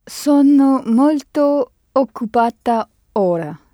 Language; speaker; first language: Italian; non-native, learner; French